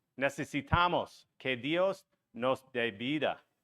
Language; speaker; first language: Spanish; non-native, learner; English